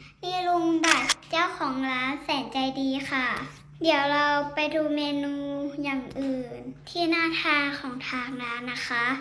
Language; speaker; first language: Thai; native; Thai